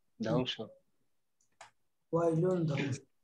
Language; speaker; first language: Arabic; non-native, learner; Bangla